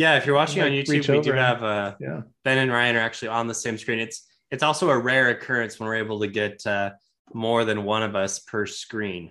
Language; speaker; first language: English; native; English